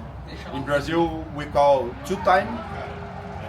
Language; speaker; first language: English; non-native, learner; Portuguese